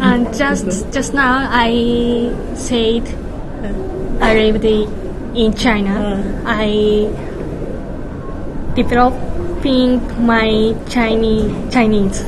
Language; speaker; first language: English; non-native, learner; Japanese